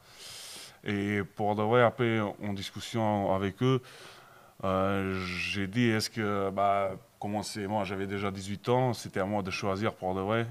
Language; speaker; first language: French; non-native, learner; Bosnian